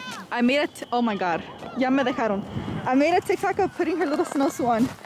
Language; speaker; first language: English; early bilingual, other home language; Spanish